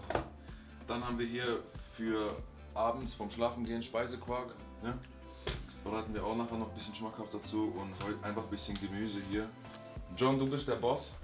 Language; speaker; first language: German; native; German